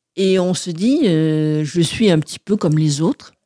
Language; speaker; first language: French; native; French